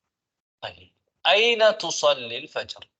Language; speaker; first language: Arabic; non-native, fluent; Tamil